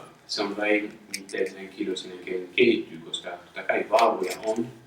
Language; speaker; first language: Finnish; non-native, fluent; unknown